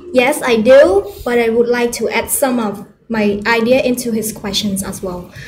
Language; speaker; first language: English; non-native, learner; Khmer